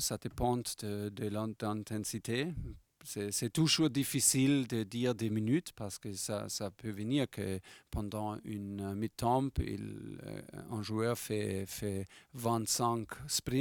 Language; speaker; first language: French; non-native, fluent; German